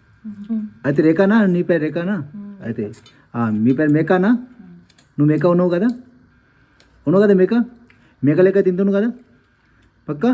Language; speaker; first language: Telugu; non-native, learner; Marwari